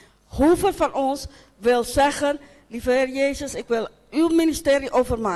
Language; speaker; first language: Dutch; non-native, local second language; Papiamento